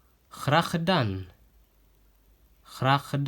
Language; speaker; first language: Dutch; non-native, fluent; Tigrinya